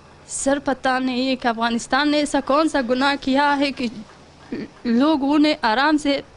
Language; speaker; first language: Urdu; non-native, learner; Pashto